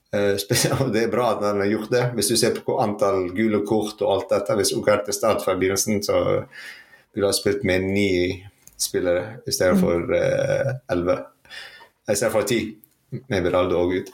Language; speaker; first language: Norwegian; non-native, fluent; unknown